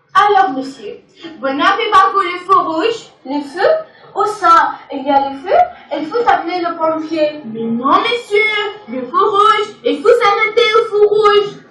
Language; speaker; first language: French; non-native, learner; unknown